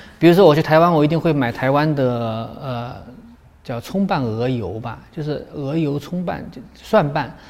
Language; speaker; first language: Chinese; native; Chinese